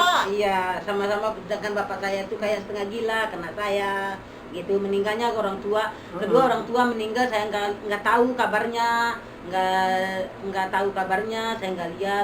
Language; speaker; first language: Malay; non-native, local second language; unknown